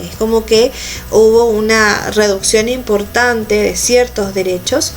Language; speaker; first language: Spanish; native; Spanish